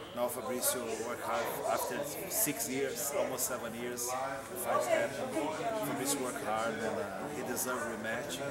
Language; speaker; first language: English; non-native, learner; Portuguese